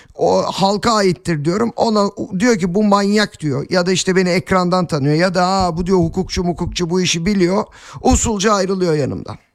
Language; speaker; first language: Turkish; native; Turkish